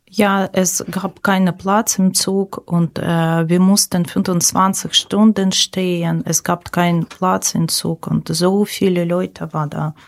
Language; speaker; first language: German; non-native, learner; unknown